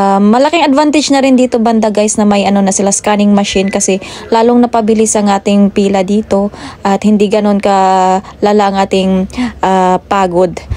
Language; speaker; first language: Filipino; non-native, local second language; Cebuano